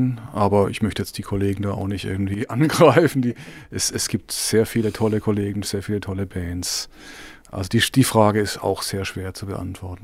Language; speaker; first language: German; native; German